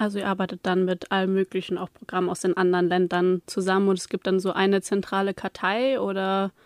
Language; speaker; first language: German; native; German